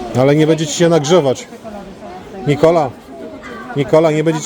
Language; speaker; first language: Polish; native; Polish